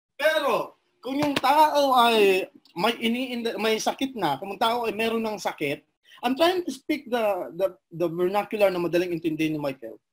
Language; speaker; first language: Filipino; non-native, local second language; Cebuano